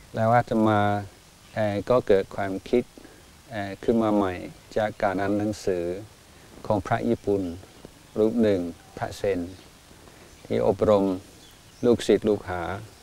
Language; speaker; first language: Thai; non-native, fluent; English